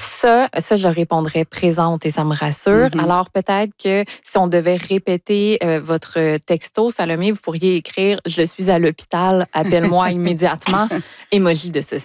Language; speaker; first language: French; native; French